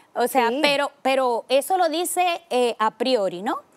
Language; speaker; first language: Spanish; native; Spanish